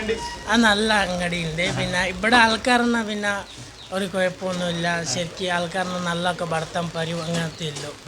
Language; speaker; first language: Malayalam; non-native, local second language; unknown